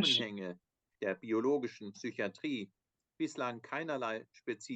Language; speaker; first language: German; native; German